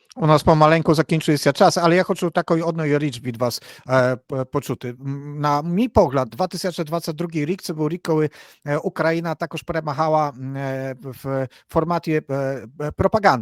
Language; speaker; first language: Polish; non-native, learner; Ukrainian